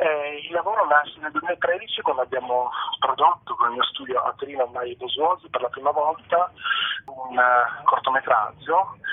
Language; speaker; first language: Italian; native; Italian